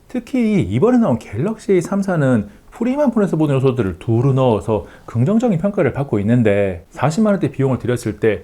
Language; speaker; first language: Korean; native; Korean